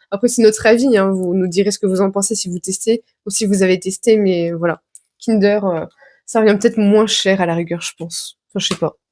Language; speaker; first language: French; native; French